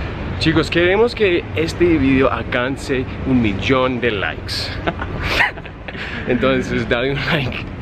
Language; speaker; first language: Spanish; non-native, fluent; English